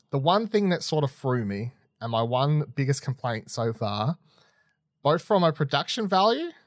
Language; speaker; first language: English; native; English